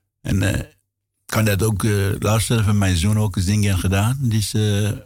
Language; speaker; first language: Dutch; non-native, learner; Persian